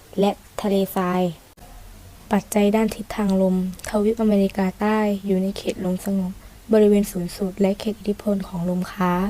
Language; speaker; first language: Thai; native; Thai